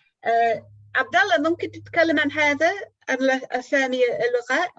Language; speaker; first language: Arabic; non-native, fluent; English